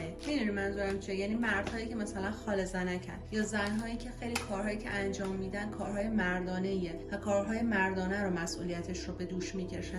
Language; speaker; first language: Persian; native; Persian